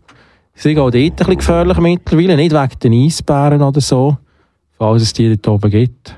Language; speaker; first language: German; native; German